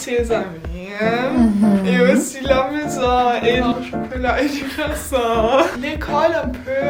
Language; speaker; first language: French; non-native, learner; German